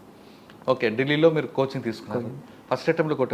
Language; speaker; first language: Telugu; native; Telugu